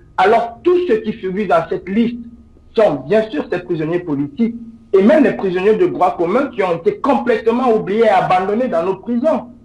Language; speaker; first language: French; native; French